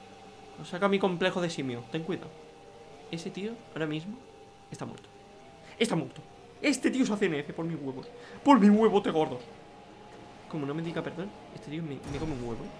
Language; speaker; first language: Spanish; native; Spanish